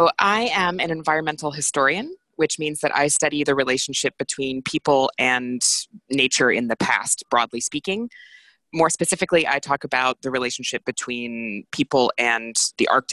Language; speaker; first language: English; native; English